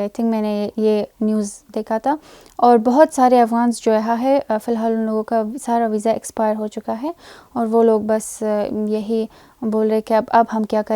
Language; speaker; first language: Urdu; non-native, fluent; Persian